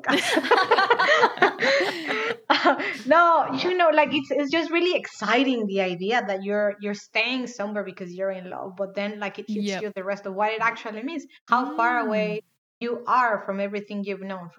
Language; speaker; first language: English; non-native, fluent; Spanish